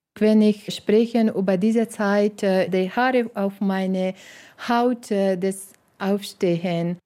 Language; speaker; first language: German; non-native, learner; Persian